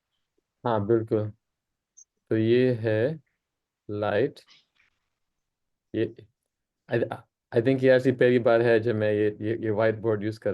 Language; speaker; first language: Hindi; non-native, local second language; English